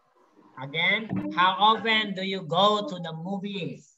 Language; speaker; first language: English; non-native, fluent; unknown